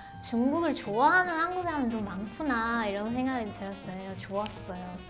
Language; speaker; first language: Korean; non-native, fluent; Chinese